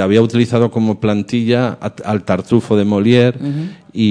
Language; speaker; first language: Spanish; native; Spanish